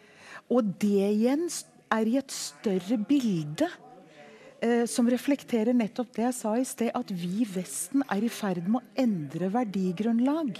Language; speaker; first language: Norwegian; early bilingual, heritage; Norwegian